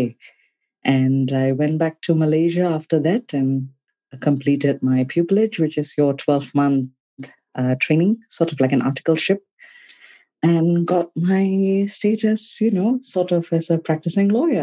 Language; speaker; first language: English; non-native, local second language; Tamil